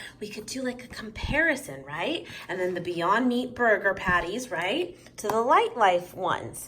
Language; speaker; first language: English; native; English